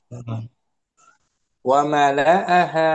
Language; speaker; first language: Arabic; non-native, fluent; Indonesian